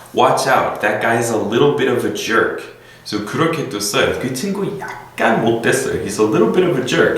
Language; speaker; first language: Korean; non-native, fluent; English